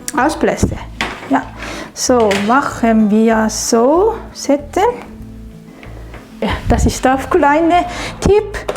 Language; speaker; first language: German; non-native, learner; Japanese